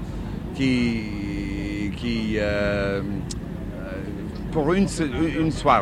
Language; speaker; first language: French; non-native, learner; English